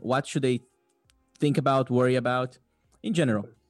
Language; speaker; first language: English; non-native, fluent; Portuguese